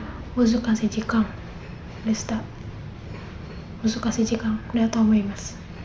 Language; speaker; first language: Japanese; non-native, learner; Indonesian